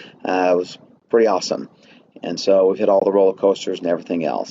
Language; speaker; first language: English; native; English